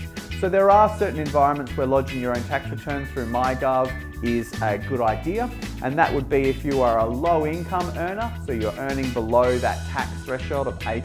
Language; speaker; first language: English; native; English